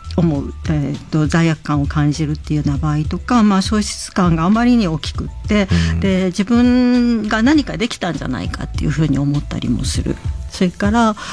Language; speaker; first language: Japanese; native; Japanese